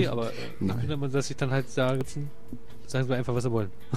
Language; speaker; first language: German; native; German